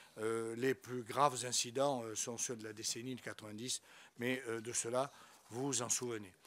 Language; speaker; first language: French; native; French